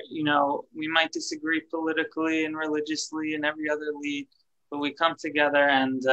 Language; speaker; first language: English; native; English